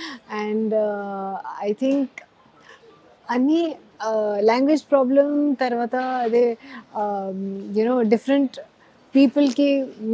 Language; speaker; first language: Telugu; non-native, learner; Hindi